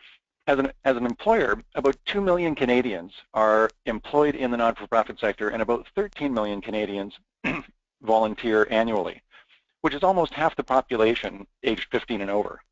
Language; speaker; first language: English; native; English